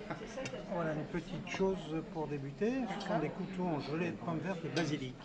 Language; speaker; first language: French; native; French